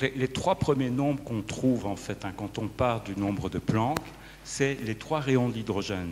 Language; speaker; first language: French; native; French